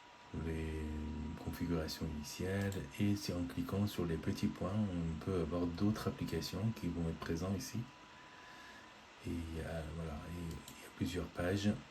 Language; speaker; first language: French; native; French